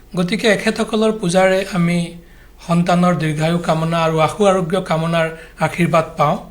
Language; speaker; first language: Assamese; non-native, local second language; Hindi